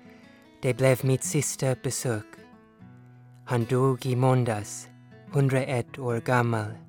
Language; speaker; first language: Swedish; non-native, fluent; English